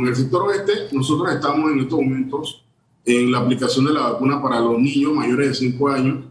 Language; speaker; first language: Spanish; native; Spanish